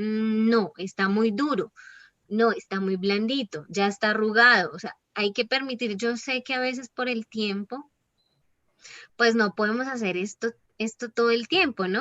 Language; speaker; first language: Spanish; native; Spanish